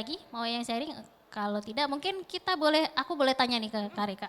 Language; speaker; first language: Indonesian; native; Indonesian